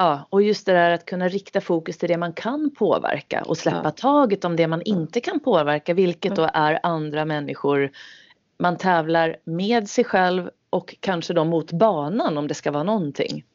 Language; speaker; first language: Swedish; native; Swedish